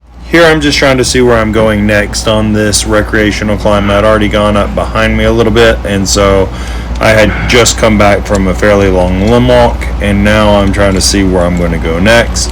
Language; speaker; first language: English; native; English